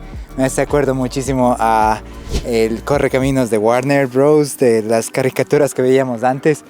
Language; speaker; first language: Spanish; native; Spanish